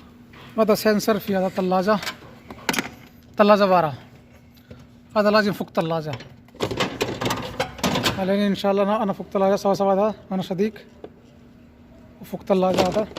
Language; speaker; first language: Arabic; non-native, learner; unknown